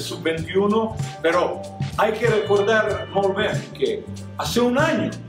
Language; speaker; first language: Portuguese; non-native, learner; Croatian